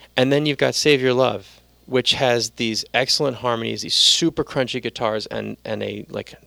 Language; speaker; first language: English; native; English